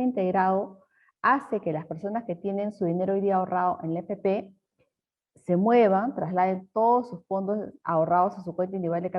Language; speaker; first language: Spanish; native; Spanish